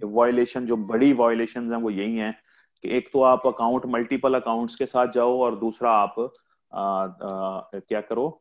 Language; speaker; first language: Urdu; non-native, local second language; Punjabi